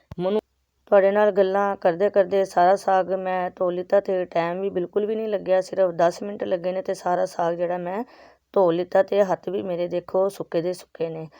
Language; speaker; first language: Punjabi; non-native, local second language; Urdu